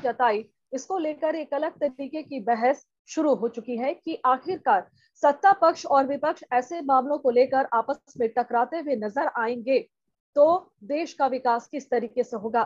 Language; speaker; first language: Hindi; native; Hindi